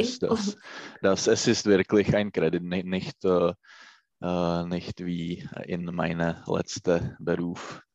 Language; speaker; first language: German; non-native, learner; Czech